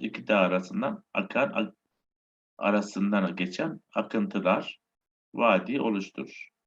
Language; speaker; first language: Turkish; native; Turkish